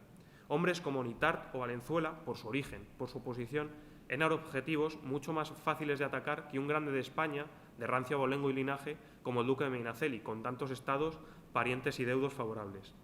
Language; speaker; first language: Spanish; native; Spanish